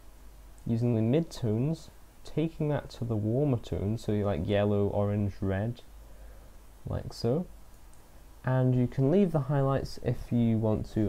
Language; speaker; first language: English; native; English